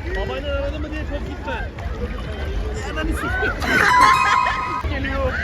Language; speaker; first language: Turkish; native; Turkish